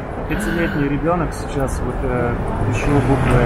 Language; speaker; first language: Russian; native; Russian